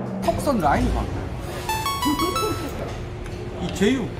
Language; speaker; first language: Korean; native; Korean